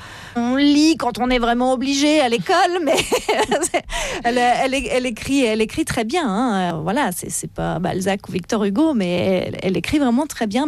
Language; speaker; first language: French; native; French